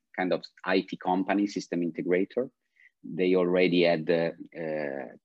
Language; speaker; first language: English; non-native, fluent; Italian